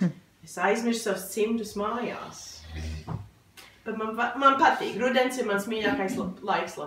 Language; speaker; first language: Latvian; early bilingual, heritage; English